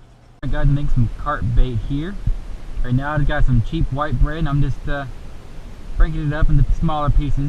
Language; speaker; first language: English; native; English